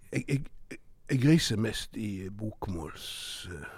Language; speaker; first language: Norwegian; native; Norwegian